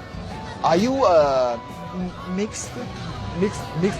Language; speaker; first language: English; non-native, fluent; Korean